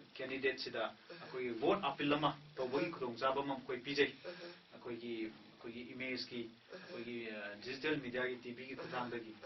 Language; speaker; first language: Manipuri; native; Manipuri